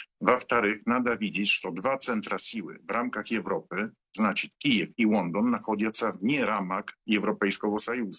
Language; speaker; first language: Polish; non-native, learner; Ukrainian